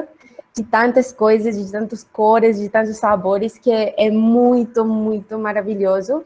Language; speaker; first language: Portuguese; non-native, learner; Spanish